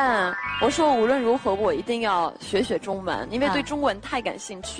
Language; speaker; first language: Chinese; non-native, fluent; French